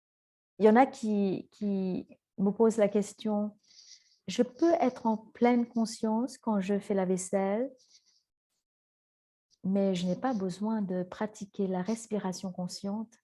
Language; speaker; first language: French; non-native, fluent; Vietnamese